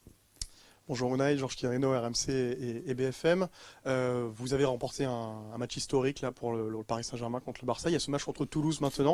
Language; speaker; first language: French; native; French